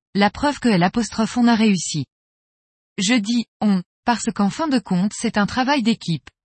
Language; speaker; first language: French; non-native, fluent; Spanish